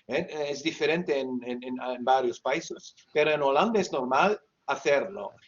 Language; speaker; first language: Spanish; non-native, learner; Dutch